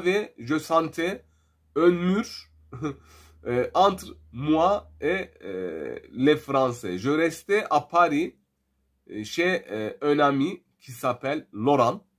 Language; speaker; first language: French; non-native, fluent; Turkish